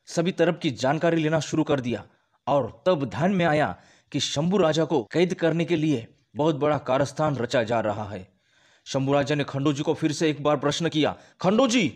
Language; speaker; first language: Hindi; non-native, local second language; Marathi